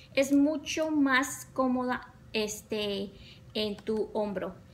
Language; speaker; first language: Spanish; early bilingual, other home language; English